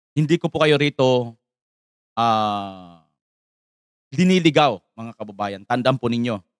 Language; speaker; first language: Filipino; native; Filipino